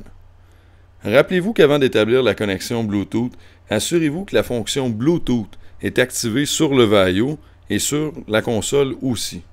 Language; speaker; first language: French; native; French